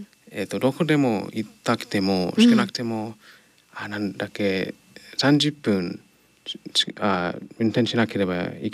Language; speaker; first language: Japanese; non-native, learner; English